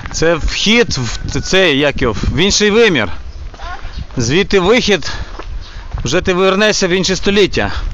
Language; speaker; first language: Ukrainian; native; Ukrainian